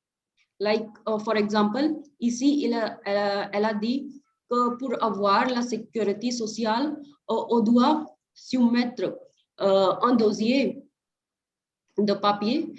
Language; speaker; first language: French; non-native, fluent; Hindi